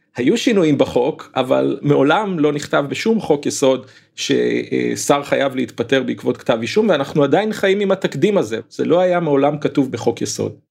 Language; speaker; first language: Hebrew; native; Hebrew